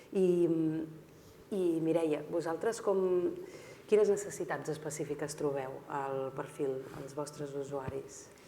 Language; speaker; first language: Catalan; native; Catalan